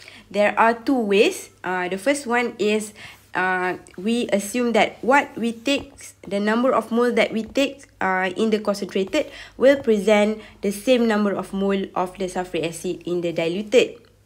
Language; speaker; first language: English; non-native, local second language; Malay